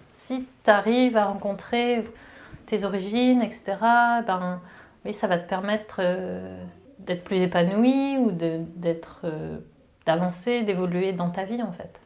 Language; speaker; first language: French; native; French